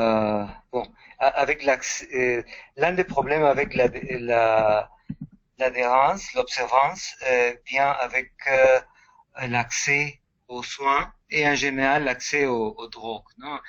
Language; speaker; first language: French; non-native, fluent; Spanish